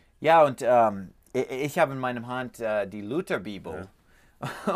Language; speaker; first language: German; non-native, learner; English